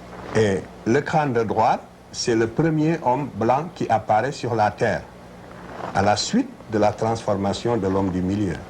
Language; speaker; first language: French; non-native, local second language; Wolof